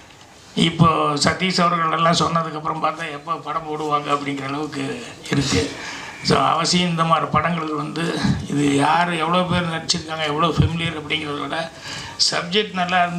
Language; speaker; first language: Tamil; native; Tamil